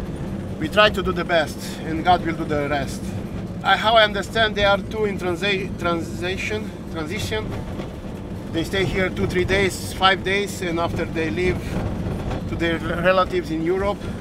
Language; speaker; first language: English; non-native, learner; Romanian